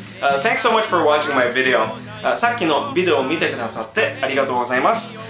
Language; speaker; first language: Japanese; non-native, fluent; English